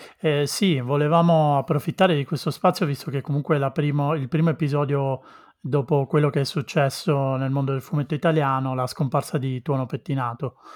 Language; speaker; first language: Italian; native; Italian